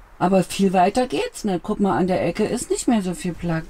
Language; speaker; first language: German; native; German